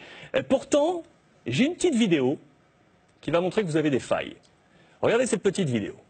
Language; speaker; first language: French; native; French